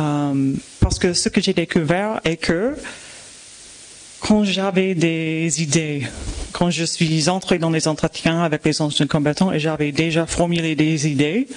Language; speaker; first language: French; non-native, fluent; English